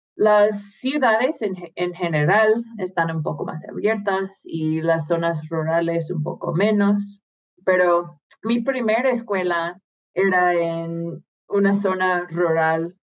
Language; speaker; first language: Spanish; non-native, fluent; English